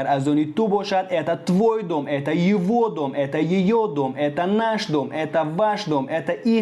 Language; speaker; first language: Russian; non-native, fluent; Tajik